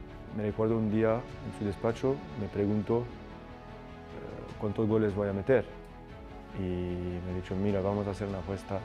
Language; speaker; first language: Spanish; non-native, fluent; French